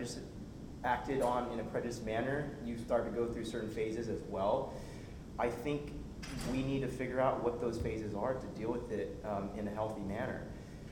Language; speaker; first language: English; native; English